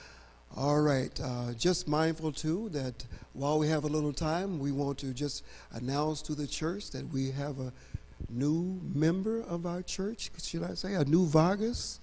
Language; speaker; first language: English; native; English